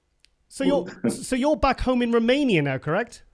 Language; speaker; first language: English; native; English